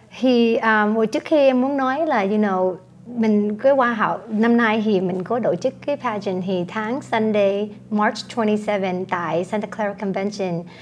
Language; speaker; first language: Vietnamese; early bilingual, heritage; Vietnamese